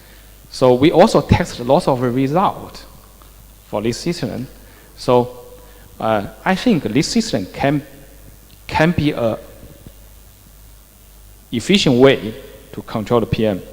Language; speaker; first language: English; non-native, fluent; Chinese